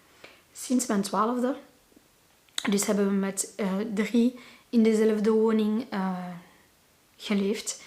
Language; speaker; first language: Dutch; non-native, local second language; Arabic